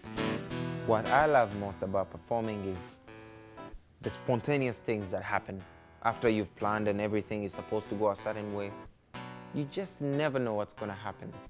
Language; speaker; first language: English; non-native, local second language; Ganda